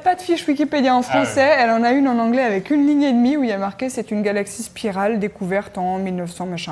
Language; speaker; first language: French; native; French